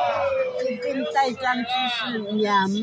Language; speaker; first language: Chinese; non-native, local second language; Amis